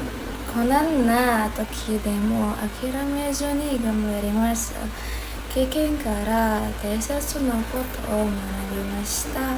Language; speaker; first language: Japanese; non-native, learner; Indonesian